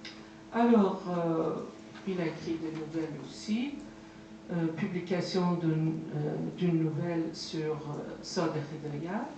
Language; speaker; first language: French; non-native, fluent; Persian